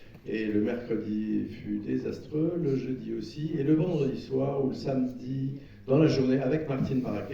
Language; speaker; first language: French; native; French